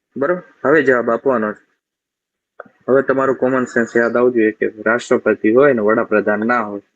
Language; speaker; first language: Gujarati; native; Gujarati